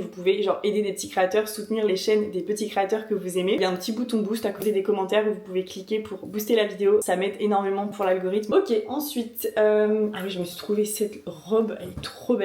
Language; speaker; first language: French; native; French